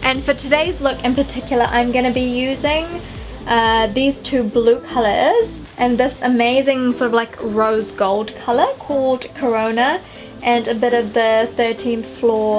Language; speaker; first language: English; early bilingual, other home language; Sinhala